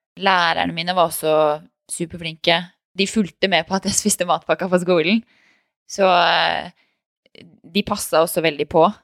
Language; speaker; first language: Norwegian; native; Norwegian